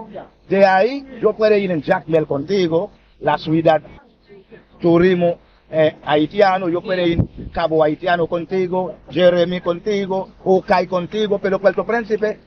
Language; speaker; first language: Spanish; non-native, learner; Haitian Creole